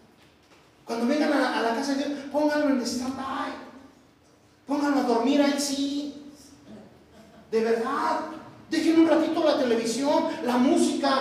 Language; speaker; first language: Spanish; native; Spanish